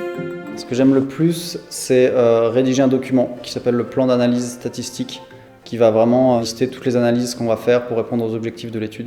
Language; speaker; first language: French; native; French